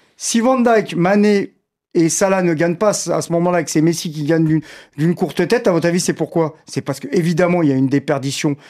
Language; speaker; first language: French; native; French